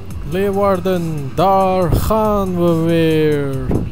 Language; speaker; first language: Dutch; early bilingual, other home language; Turkish